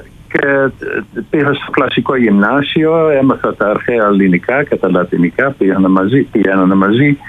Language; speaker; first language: Greek; non-native, fluent; Dutch